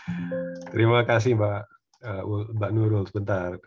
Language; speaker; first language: Indonesian; non-native, fluent; English